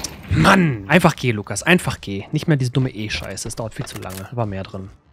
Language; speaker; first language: German; native; German